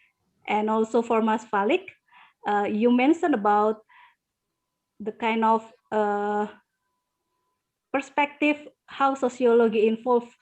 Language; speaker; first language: English; non-native, learner; Indonesian